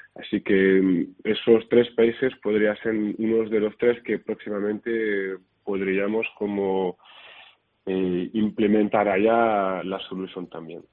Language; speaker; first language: Spanish; non-native, fluent; French